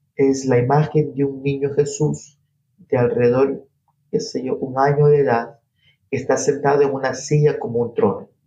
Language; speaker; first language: Spanish; native; Spanish